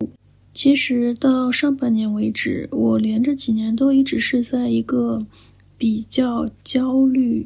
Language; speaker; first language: Chinese; native; Chinese